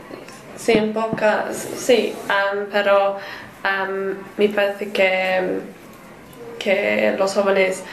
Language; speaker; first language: Spanish; non-native, learner; English